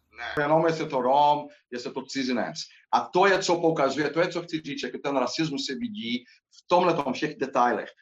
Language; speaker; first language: Czech; non-native, fluent; Portuguese